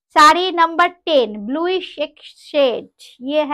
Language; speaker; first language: Hindi; non-native, local second language; Bangla